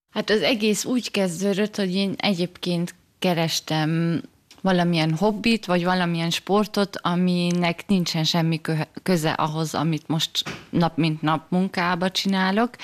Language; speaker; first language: Hungarian; early bilingual, heritage; Hungarian